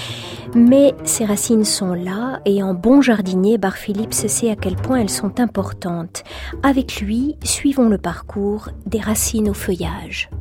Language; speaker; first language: French; native; French